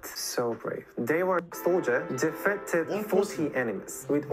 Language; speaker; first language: English; non-native, fluent; Korean